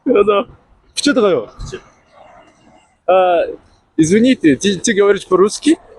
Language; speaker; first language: Russian; non-native, learner; Mongolian